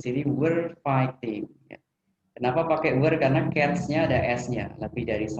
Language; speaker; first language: Indonesian; native; Indonesian